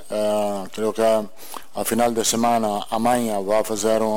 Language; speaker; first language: Portuguese; non-native, learner; Italian